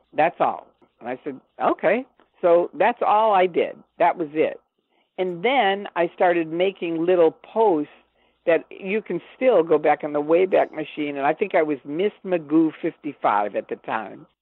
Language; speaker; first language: English; native; English